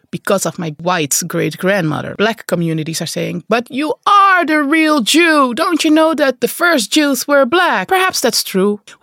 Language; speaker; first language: English; non-native, fluent; Dutch